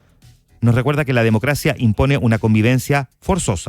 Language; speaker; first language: Spanish; native; Spanish